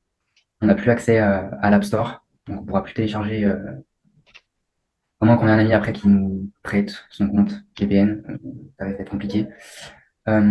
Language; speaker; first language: French; native; French